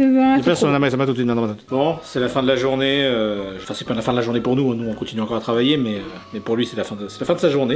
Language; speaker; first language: French; native; French